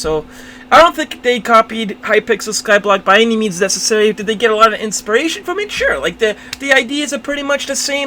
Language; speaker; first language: English; native; English